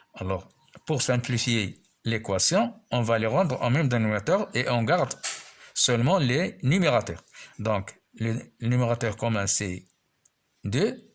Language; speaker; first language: French; non-native, local second language; Arabic